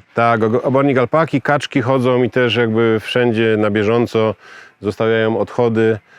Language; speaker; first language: Polish; native; Polish